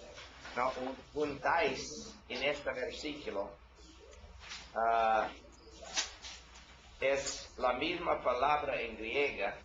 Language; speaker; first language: Spanish; non-native, learner; English